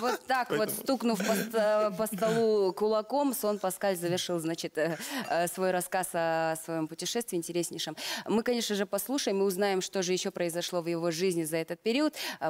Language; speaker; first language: Russian; native; Russian